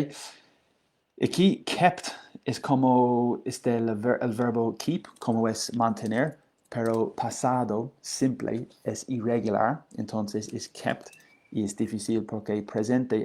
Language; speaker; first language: Spanish; non-native, learner; English